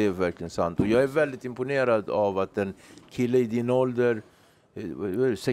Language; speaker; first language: Swedish; native; Swedish